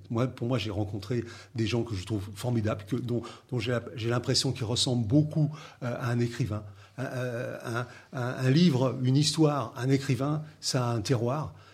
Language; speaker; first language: French; native; French